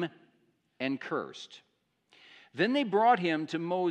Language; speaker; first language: English; native; English